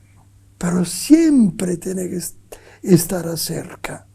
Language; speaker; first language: Spanish; non-native, fluent; Italian